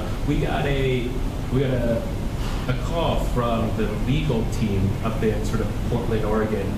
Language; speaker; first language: English; native; English